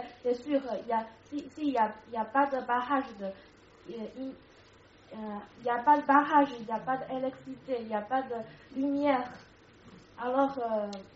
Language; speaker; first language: French; non-native, learner; Chinese